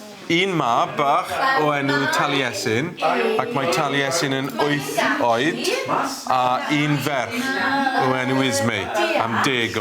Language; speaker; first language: Welsh; non-native, learner; English